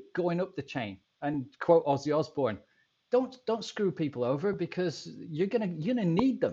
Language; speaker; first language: English; native; English